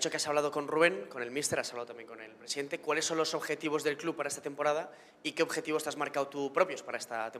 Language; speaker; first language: Spanish; native; Spanish